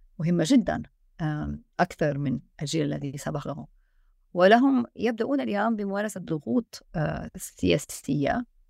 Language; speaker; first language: Arabic; native; Arabic